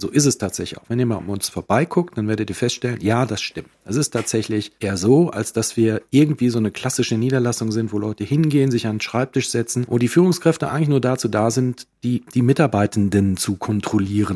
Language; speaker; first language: German; native; German